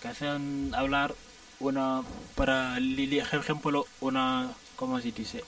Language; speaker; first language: Spanish; non-native, learner; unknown